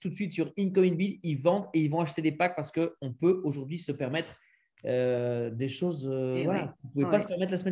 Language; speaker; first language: French; native; French